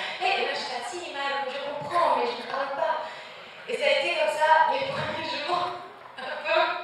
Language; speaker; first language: French; early bilingual, other home language; Spanish